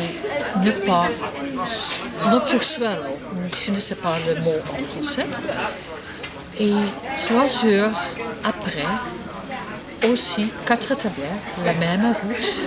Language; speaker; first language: French; non-native, learner; Dutch